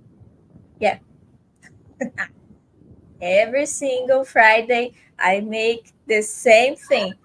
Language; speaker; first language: English; non-native, fluent; Portuguese